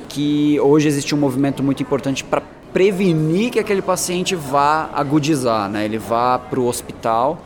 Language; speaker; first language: Portuguese; early bilingual, other home language; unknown